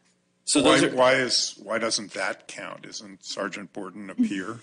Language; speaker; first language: English; native; English